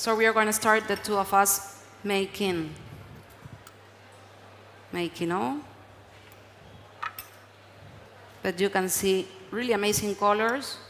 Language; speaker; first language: English; non-native, learner; Spanish